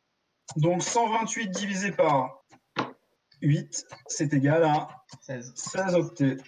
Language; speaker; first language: French; native; French